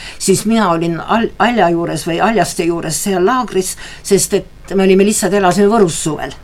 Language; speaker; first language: Estonian; native; Estonian